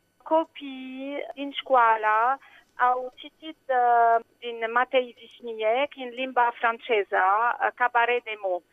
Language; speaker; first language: Romanian; non-native, learner; Arabic